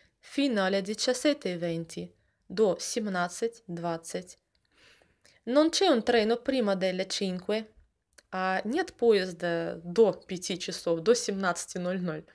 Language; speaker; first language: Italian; non-native, fluent; Russian